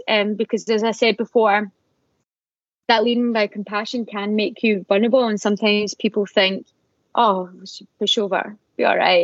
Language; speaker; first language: English; native; English